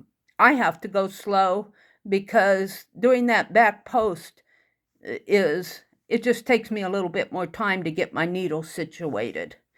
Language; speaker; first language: English; native; English